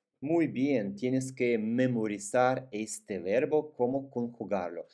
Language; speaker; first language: Spanish; non-native, fluent; Russian